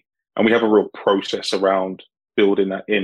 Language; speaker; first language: English; native; English